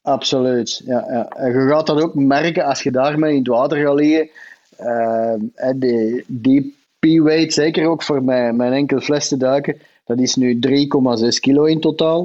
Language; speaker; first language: Dutch; native; Dutch